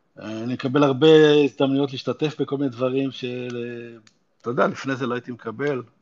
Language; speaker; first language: Hebrew; native; Hebrew